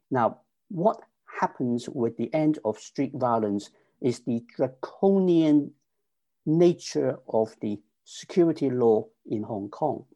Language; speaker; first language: English; non-native, local second language; Cantonese